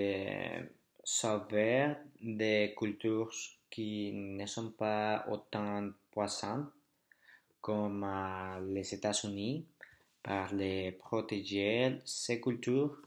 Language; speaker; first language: French; non-native, learner; Spanish